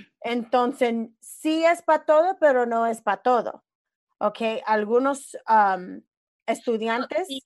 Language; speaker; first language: Spanish; early bilingual, other home language; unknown